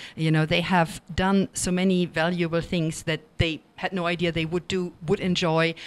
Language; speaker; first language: English; non-native, fluent; German